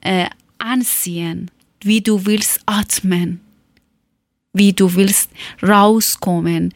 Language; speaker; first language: German; non-native, fluent; Persian